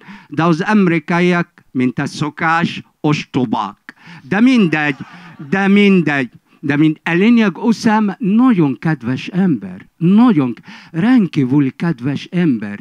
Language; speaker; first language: Hungarian; non-native, fluent; Arabic